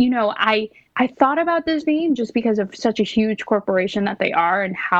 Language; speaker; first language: English; native; English